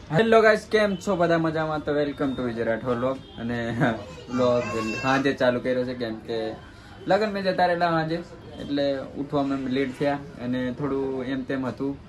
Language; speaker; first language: Gujarati; non-native, local second language; Rathawi